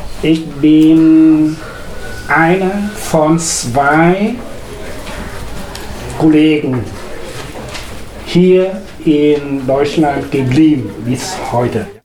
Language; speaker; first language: German; non-native, learner; Vietnamese